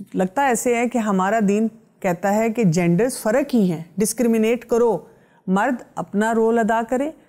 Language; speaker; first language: Urdu; native; Urdu